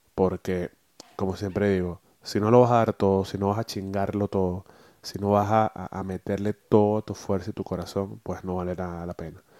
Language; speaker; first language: Spanish; native; Spanish